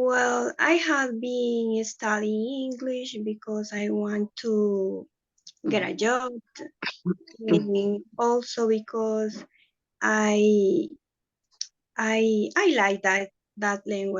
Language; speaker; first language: English; non-native, learner; Spanish